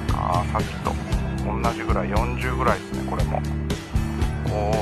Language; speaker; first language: Japanese; native; Japanese